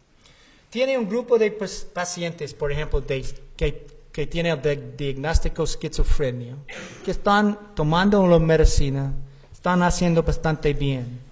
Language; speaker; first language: Spanish; non-native, learner; English